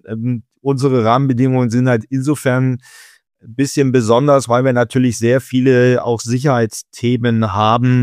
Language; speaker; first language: German; native; German